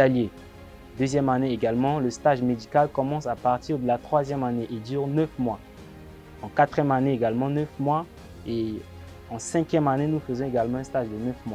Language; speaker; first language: French; non-native, local second language; Sango